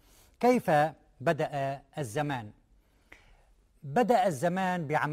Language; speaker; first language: Arabic; native; Arabic